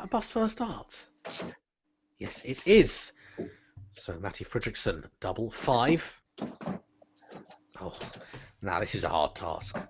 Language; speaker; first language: English; native; English